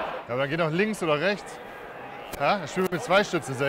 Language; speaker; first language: German; native; German